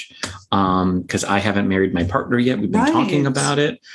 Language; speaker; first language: English; native; English